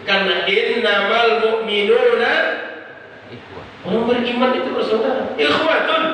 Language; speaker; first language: Indonesian; non-native, local second language; Malay